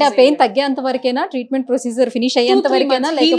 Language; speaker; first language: Telugu; native; Telugu